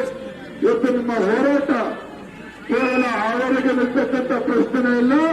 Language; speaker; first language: Kannada; native; Kannada